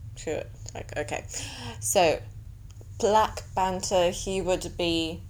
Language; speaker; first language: English; non-native, fluent; Latvian